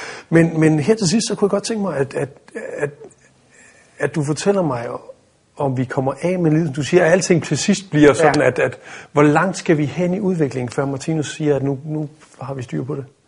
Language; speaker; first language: Danish; native; Danish